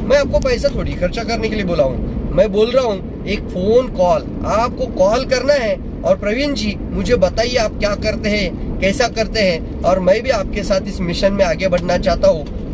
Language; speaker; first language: Hindi; non-native, local second language; Marathi